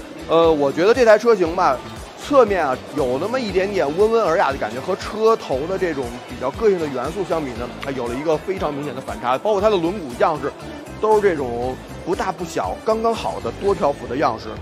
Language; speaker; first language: Chinese; native; Chinese